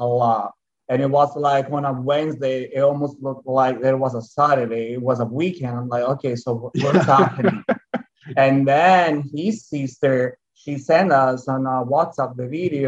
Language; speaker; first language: English; non-native, fluent; Italian